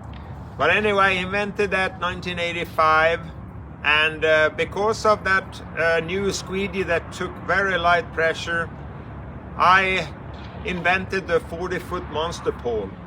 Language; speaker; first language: English; non-native, fluent; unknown